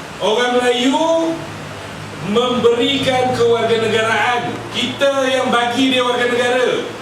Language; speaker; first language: Malay; native; Malay